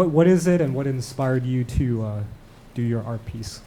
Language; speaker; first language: English; non-native, local second language; Cantonese